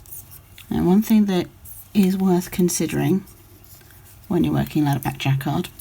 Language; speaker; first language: English; native; English